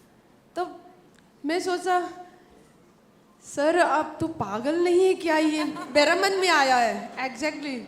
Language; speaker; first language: Hindi; non-native, local second language; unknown